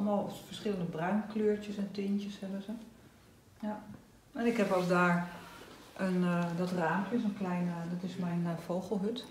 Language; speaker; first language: Dutch; native; Dutch